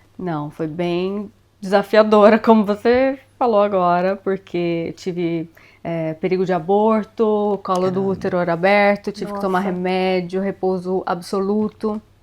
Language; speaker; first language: Portuguese; native; Portuguese